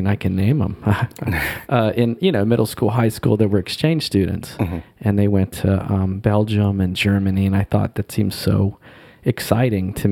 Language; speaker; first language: English; native; English